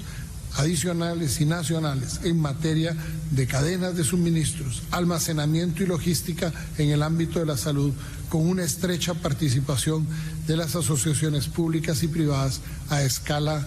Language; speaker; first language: Spanish; native; Spanish